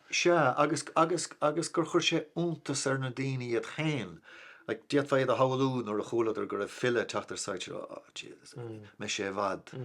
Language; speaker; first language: Irish; non-native, local second language; English